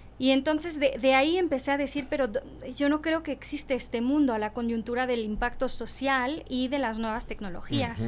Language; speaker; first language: Spanish; early bilingual, heritage; Spanish